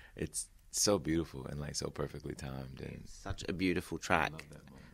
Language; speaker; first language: English; native; English